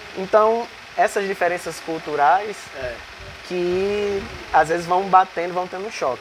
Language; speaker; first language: Portuguese; native; Portuguese